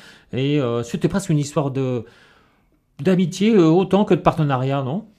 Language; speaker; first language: French; native; French